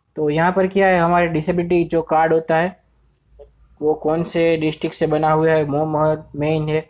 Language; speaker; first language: Hindi; non-native, local second language; Gujarati